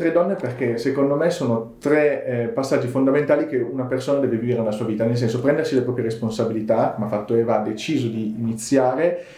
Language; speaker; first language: Italian; native; Italian